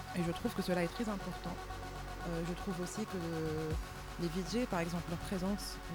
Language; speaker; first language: French; non-native, local second language; Arabic